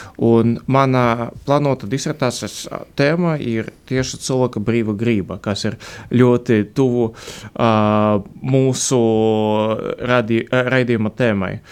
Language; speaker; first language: Latvian; non-native, fluent; Russian